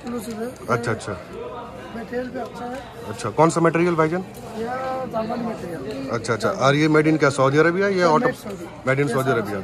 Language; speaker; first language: Hindi; native; Hindi